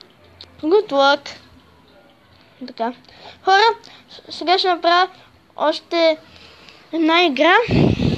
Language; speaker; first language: Bulgarian; native; Bulgarian